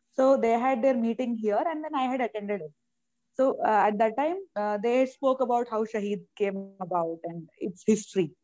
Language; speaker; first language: English; non-native, local second language; Malayalam